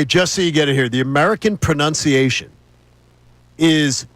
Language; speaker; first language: English; native; English